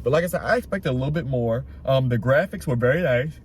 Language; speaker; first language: English; native; English